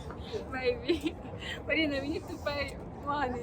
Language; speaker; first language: English; non-native, learner; Ukrainian